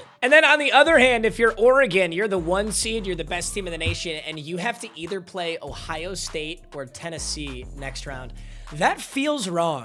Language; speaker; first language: English; native; English